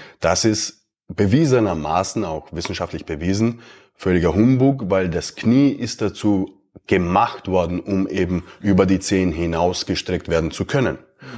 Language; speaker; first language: German; early bilingual, other home language; Romanian